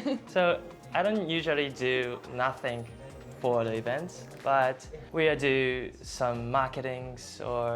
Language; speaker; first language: English; non-native, learner; Japanese